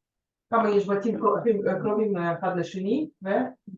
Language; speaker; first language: Hebrew; native; Hebrew